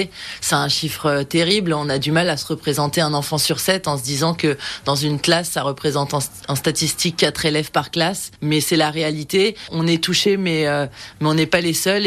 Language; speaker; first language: French; native; French